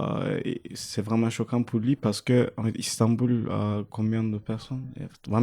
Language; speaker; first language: French; non-native, fluent; Turkish